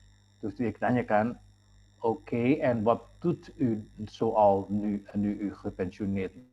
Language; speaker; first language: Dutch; non-native, fluent; Indonesian